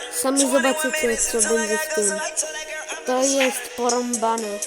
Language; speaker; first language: Polish; early bilingual, heritage; Polish